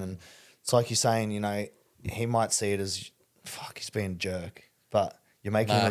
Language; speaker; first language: English; native; English